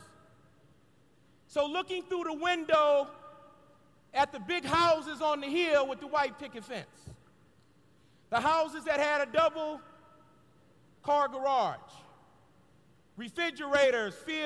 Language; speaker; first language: English; native; English